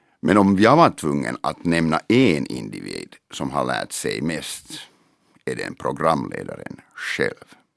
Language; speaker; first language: Swedish; non-native, local second language; Finnish